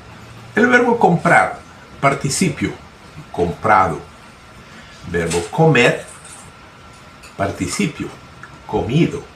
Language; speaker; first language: Spanish; non-native, fluent; Portuguese